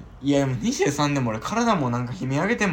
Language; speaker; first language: Japanese; native; Japanese